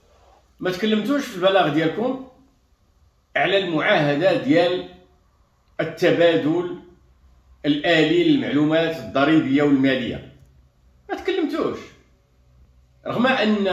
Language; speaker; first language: Arabic; native; Arabic